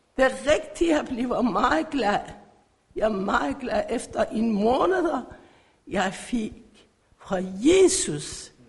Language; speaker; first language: Danish; non-native, learner; Persian